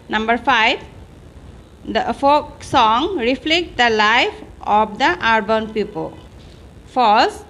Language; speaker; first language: English; non-native, local second language; Bangla